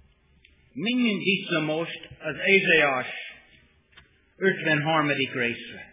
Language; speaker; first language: Hungarian; non-native, learner; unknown